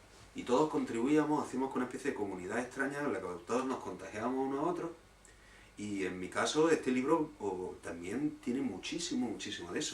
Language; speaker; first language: Spanish; native; Spanish